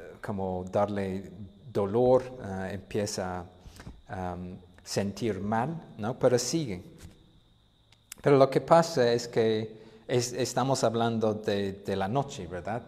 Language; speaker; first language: Spanish; non-native, fluent; English